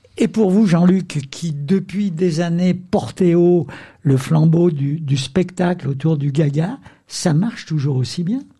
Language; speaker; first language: French; native; French